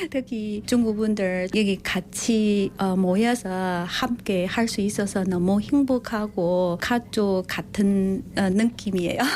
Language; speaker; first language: Korean; non-native, local second language; Chinese